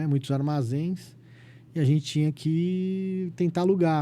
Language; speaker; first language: Portuguese; native; Portuguese